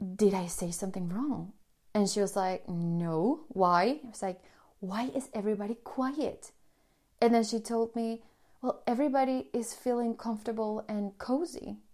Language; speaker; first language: English; non-native, fluent; Spanish